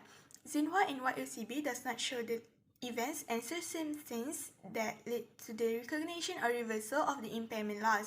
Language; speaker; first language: English; non-native, local second language; Malay